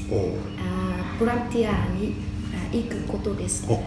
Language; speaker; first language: Japanese; non-native, learner; Vietnamese